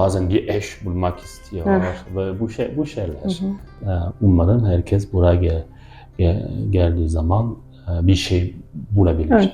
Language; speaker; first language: Turkish; non-native, fluent; French